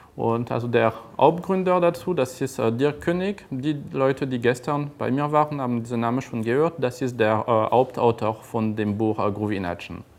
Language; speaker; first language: German; non-native, fluent; French